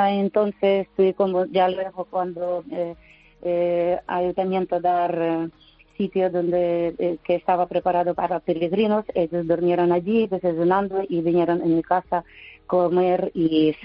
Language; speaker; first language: Spanish; non-native, learner; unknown